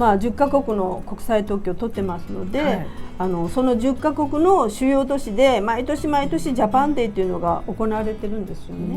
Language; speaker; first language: Japanese; native; Japanese